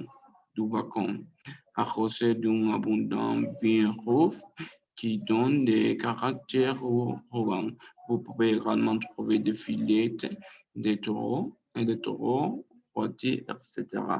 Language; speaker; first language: French; non-native, learner; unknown